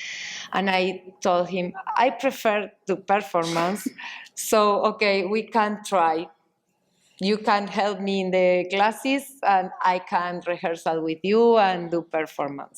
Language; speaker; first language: English; non-native, learner; Spanish